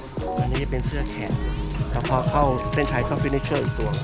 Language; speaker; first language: Thai; native; Thai